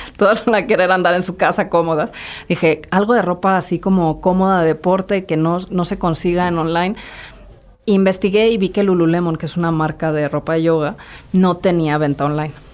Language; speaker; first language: Spanish; early bilingual, other home language; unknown